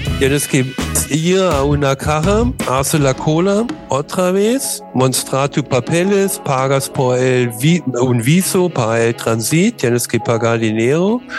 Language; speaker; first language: Spanish; non-native, learner; German